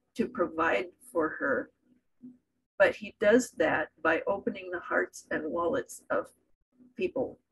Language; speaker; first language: English; native; English